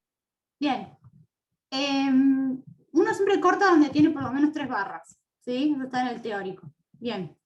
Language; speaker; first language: Spanish; native; Spanish